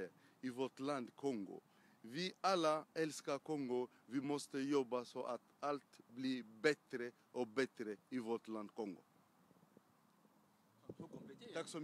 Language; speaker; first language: Swedish; non-native, fluent; French